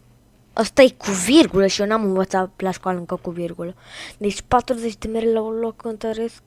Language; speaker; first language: Romanian; native; Romanian